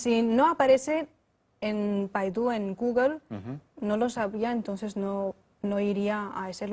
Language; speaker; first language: Spanish; non-native, fluent; Chinese